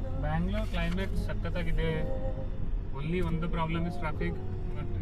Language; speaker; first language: Kannada; non-native, learner; Odia